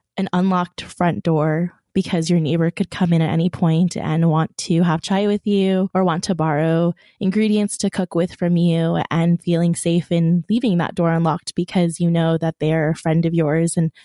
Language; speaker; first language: English; early bilingual, other home language; Persian